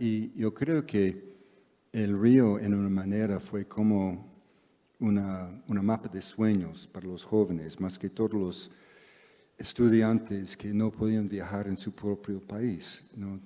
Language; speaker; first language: Spanish; non-native, fluent; English